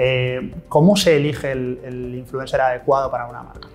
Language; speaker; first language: Spanish; native; Spanish